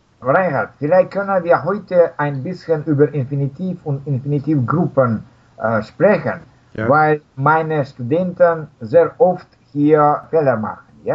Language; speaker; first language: German; non-native, fluent; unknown